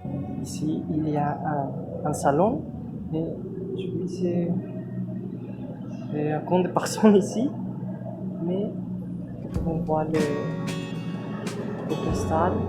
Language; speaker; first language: French; non-native, learner; Spanish